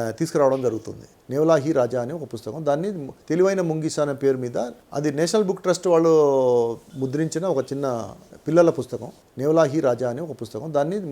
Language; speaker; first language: Telugu; non-native, local second language; Lambadi